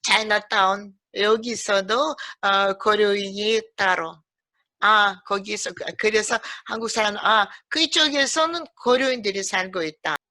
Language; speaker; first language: Korean; early bilingual, heritage; Russian